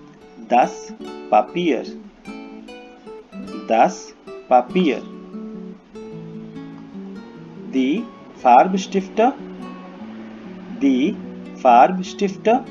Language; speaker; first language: German; non-native, fluent; Hindi